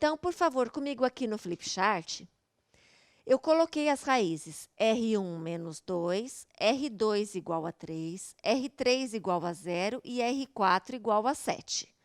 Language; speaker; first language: Portuguese; native; Portuguese